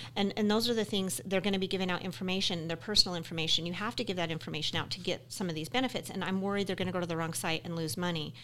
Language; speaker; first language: English; native; English